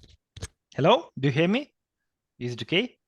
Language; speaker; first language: English; non-native, fluent; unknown